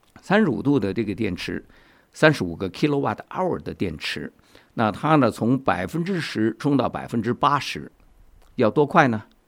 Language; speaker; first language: Chinese; native; Chinese